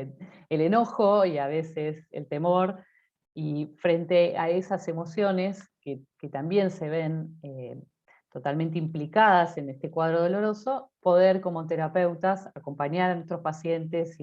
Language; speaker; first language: Spanish; native; Spanish